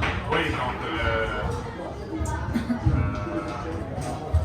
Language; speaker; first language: French; native; French